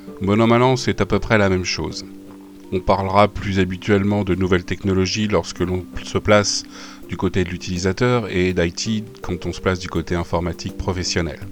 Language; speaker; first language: French; native; French